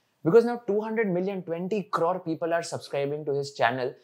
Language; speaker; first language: English; non-native, local second language; Hindi